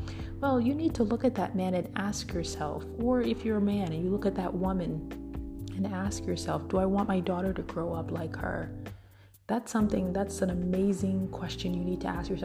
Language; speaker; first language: English; native; English